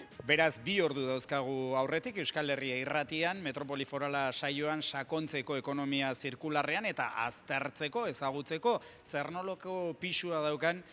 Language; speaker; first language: Basque; native; Basque